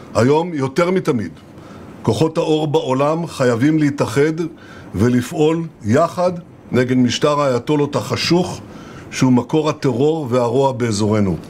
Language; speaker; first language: Hebrew; native; Hebrew